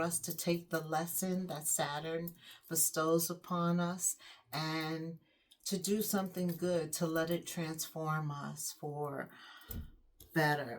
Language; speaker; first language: English; native; English